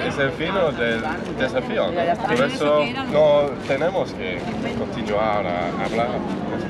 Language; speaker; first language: Spanish; non-native, learner; English